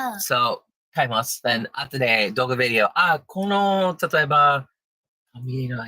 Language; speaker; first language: Japanese; non-native, learner; English